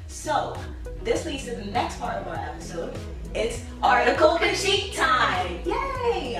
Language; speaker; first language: English; native; English